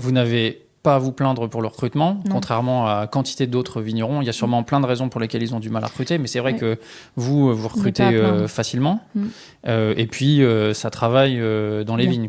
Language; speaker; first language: French; native; French